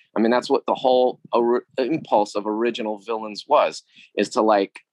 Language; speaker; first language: English; native; English